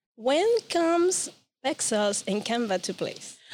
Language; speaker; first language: English; non-native, learner; Spanish